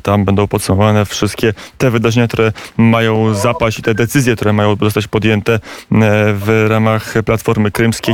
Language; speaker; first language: Polish; native; Polish